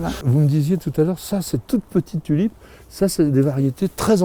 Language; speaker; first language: French; native; French